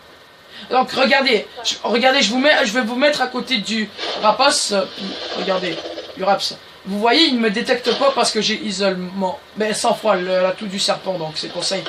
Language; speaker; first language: French; native; French